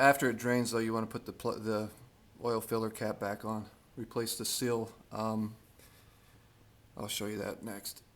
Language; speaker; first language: English; native; English